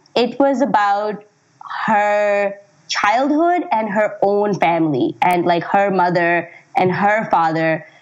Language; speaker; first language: English; non-native, local second language; Urdu